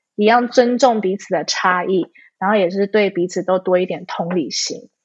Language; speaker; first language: Chinese; early bilingual, heritage; Chinese